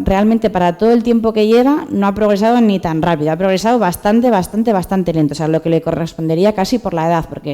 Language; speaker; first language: Spanish; native; Spanish